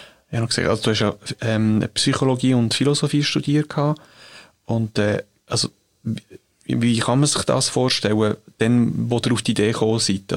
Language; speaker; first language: German; native; German